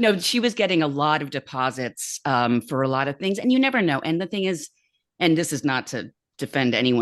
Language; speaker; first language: English; native; English